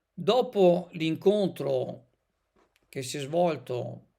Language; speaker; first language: Italian; native; Italian